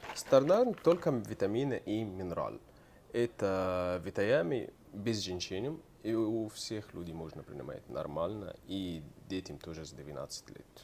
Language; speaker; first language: Russian; non-native, learner; Arabic